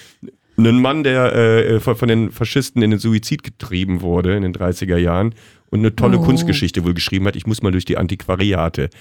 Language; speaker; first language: German; native; German